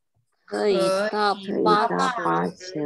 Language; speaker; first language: Chinese; non-native, learner; Indonesian